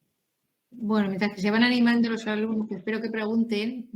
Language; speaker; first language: Spanish; native; Spanish